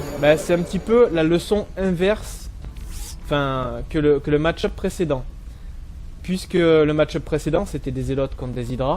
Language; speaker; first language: French; native; French